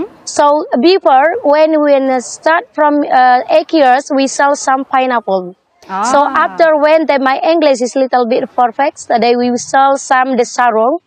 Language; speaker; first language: English; non-native, learner; Indonesian